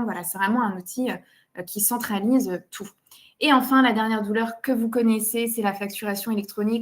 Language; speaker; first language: French; native; French